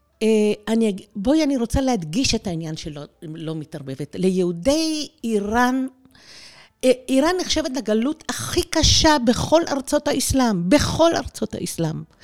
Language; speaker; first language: Hebrew; early bilingual, other home language; Persian